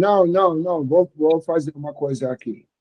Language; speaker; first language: Portuguese; non-native, learner; English